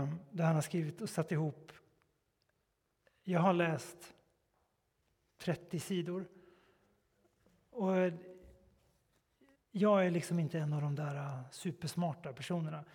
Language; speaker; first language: Swedish; native; Swedish